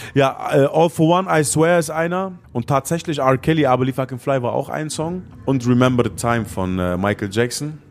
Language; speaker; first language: German; native; German